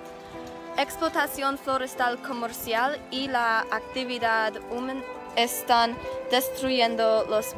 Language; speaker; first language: Spanish; non-native, learner; English